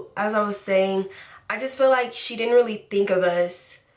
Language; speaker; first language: English; native; English